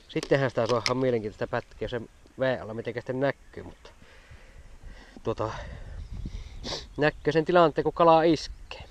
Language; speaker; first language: Finnish; native; Finnish